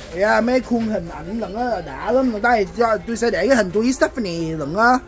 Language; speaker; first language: Vietnamese; early bilingual, heritage; Vietnamese